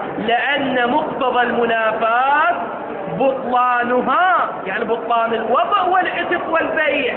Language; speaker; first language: Arabic; native; Arabic